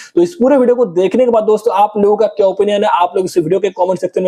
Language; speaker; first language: Hindi; native; Hindi